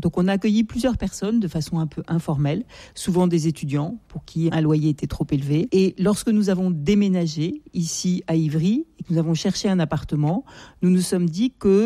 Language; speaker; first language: French; native; French